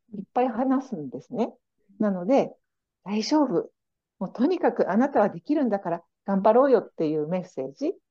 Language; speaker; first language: Japanese; native; Japanese